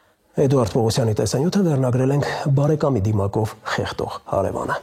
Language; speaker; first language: Armenian; native; Armenian